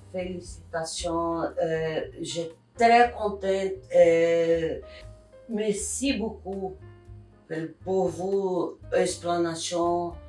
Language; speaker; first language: French; non-native, learner; Portuguese